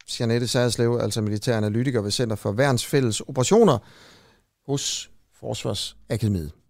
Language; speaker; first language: Danish; native; Danish